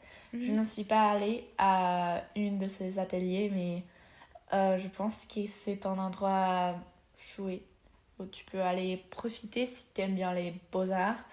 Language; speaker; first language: French; non-native, learner; Spanish